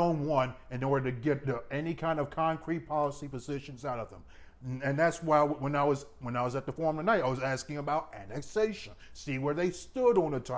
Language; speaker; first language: English; native; English